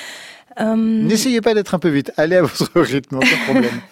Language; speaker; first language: French; native; French